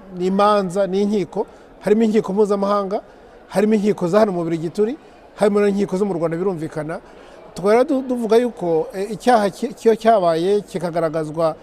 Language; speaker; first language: Kinyarwanda; native; Kinyarwanda